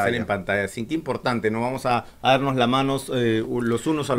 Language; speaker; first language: Spanish; native; Spanish